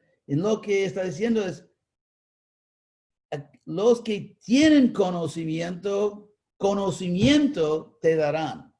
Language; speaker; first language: Spanish; non-native, fluent; English